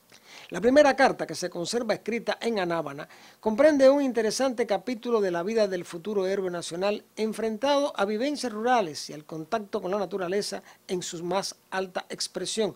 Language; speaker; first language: Spanish; native; Spanish